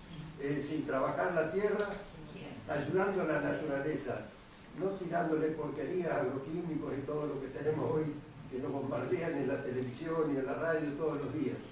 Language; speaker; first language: Spanish; native; Spanish